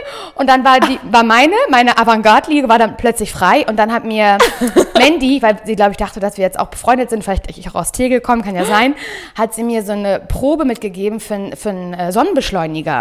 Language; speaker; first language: German; native; German